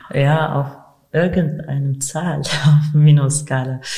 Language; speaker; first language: German; non-native, fluent; Arabic